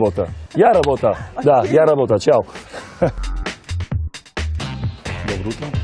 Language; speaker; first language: Russian; non-native, learner; Dutch